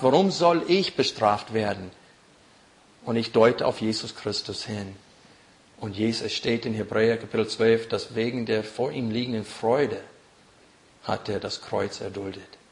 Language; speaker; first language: German; non-native, fluent; English